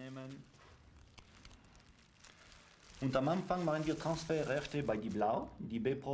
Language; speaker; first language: German; non-native, learner; French